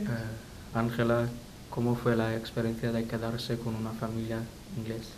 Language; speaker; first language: Spanish; non-native, learner; English